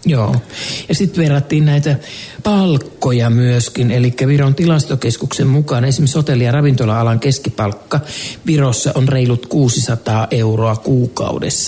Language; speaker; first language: Finnish; native; Finnish